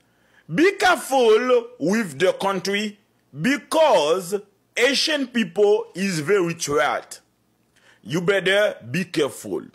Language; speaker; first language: English; non-native, learner; Haitian Creole